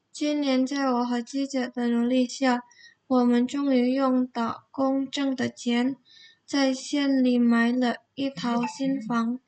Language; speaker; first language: Chinese; non-native, learner; Indonesian